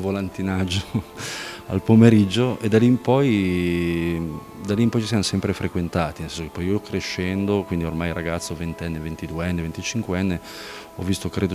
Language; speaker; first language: Italian; native; Italian